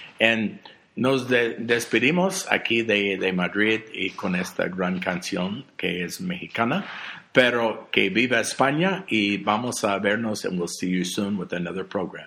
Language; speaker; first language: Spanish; non-native, learner; English